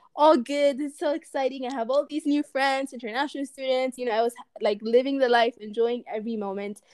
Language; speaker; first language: English; non-native, fluent; Amharic